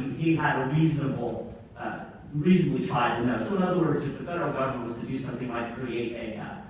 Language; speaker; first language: English; native; English